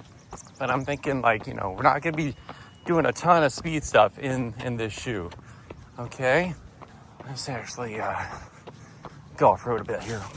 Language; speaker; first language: English; native; English